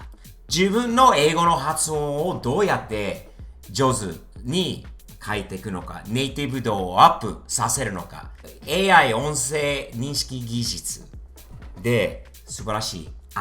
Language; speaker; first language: Japanese; non-native, fluent; English